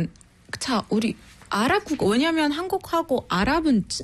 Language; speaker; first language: Korean; non-native, fluent; Arabic